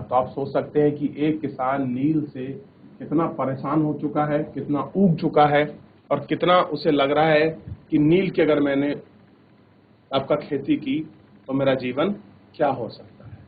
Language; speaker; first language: Hindi; native; Hindi